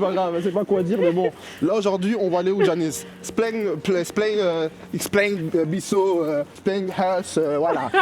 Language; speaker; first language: French; native; French